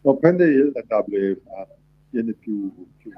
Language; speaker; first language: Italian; non-native, learner; French